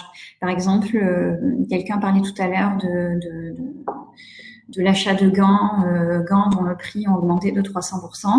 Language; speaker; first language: French; native; French